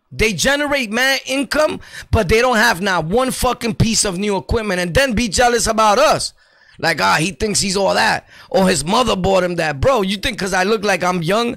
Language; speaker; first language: English; early bilingual, other home language; Spanish